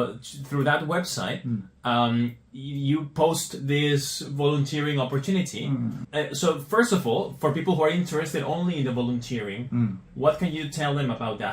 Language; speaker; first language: English; non-native, fluent; Spanish